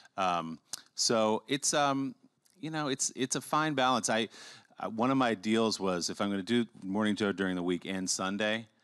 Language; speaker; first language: English; native; English